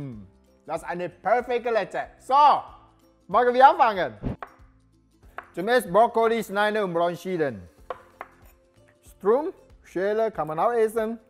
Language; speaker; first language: German; non-native, learner; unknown